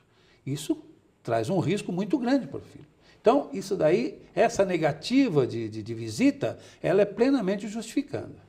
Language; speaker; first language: Portuguese; native; Portuguese